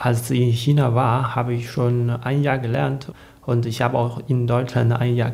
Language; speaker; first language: German; non-native, learner; Chinese